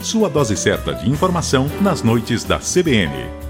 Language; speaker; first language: Portuguese; native; Portuguese